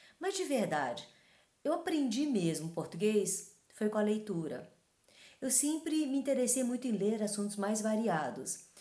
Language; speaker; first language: Portuguese; early bilingual, other home language; Chinese